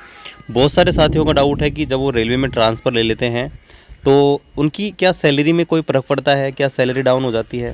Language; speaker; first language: Hindi; native; Hindi